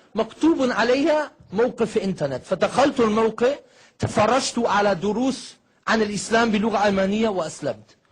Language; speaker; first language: Arabic; non-native, fluent; German